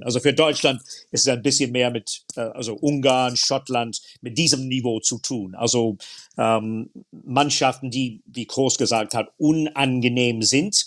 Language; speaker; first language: German; non-native, fluent; English